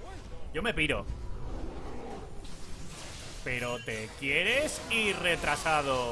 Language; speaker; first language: Spanish; native; Spanish